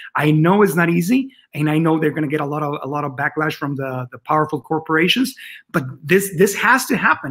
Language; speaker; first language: English; non-native, fluent; Spanish